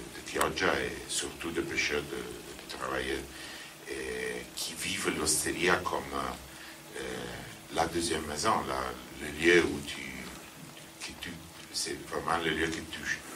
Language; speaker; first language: French; non-native, fluent; Italian